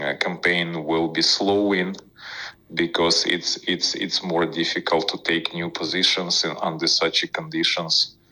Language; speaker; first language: English; non-native, fluent; Ukrainian